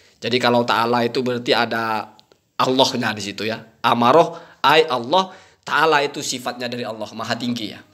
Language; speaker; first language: Indonesian; non-native, local second language; Madurese